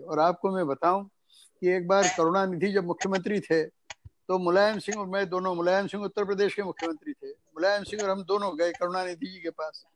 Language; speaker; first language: Hindi; native; Hindi